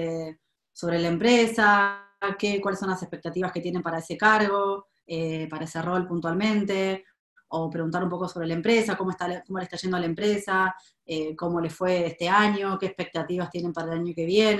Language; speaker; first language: Spanish; native; Spanish